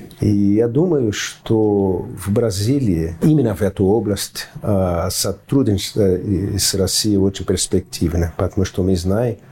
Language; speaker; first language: Russian; non-native, fluent; Portuguese